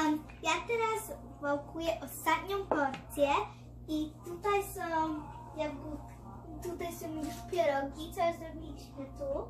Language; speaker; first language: Polish; early bilingual, heritage; Polish